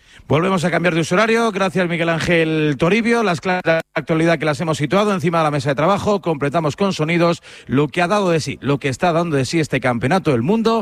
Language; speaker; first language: Spanish; native; Spanish